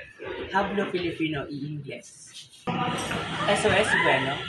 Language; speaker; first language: Spanish; non-native, learner; Filipino